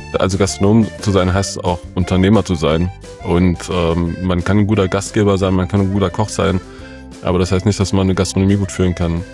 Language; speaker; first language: German; early bilingual, other home language; Kurdish